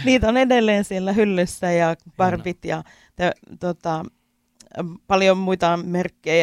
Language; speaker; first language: Finnish; native; Finnish